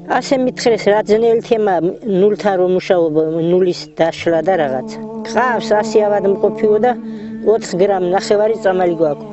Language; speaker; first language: Georgian; native; Georgian